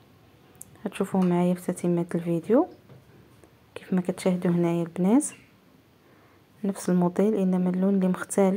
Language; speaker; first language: Arabic; native; Arabic